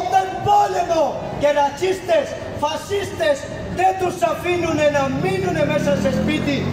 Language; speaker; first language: Greek; non-native, fluent; Urdu